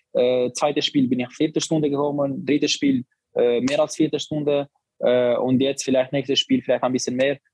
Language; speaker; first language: German; non-native, learner; Albanian